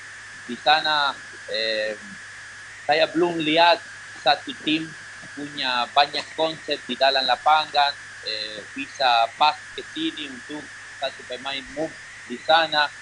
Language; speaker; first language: Indonesian; non-native, learner; Spanish